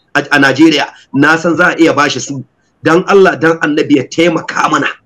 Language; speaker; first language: Hausa; native; Hausa